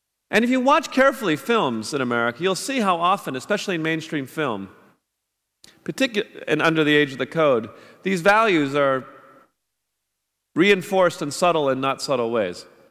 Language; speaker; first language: English; native; English